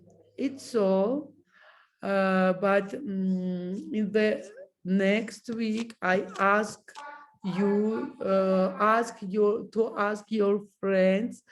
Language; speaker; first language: English; non-native, learner; Georgian